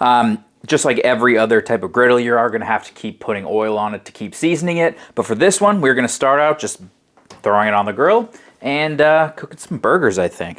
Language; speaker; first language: English; native; English